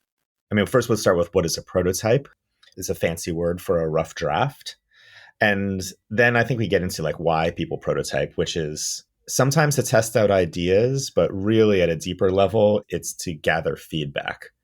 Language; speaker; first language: English; native; English